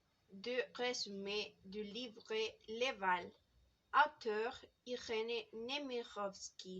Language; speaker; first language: French; non-native, learner; Spanish